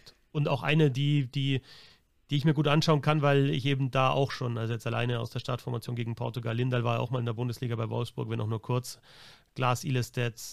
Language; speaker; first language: German; native; German